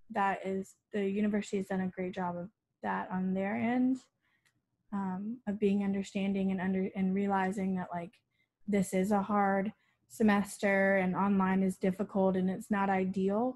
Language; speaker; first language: English; native; English